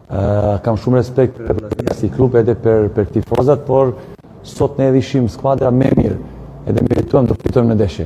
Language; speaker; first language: Albanian; non-native, learner; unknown